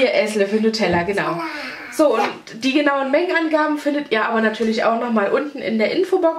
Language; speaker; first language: German; native; German